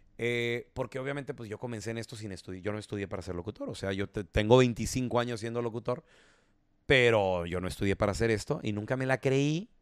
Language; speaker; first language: Spanish; native; Spanish